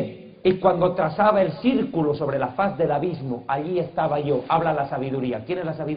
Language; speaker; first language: Spanish; native; Spanish